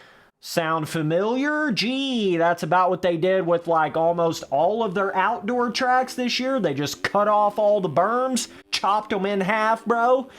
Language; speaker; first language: English; native; English